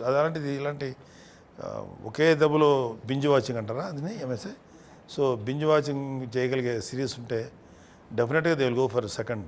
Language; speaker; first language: Telugu; native; Telugu